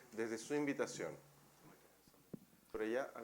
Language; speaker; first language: Spanish; native; Spanish